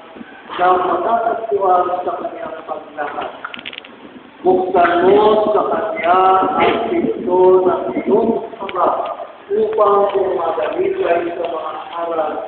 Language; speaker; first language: Filipino; native; Filipino